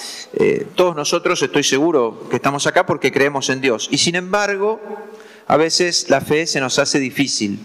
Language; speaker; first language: Spanish; native; Spanish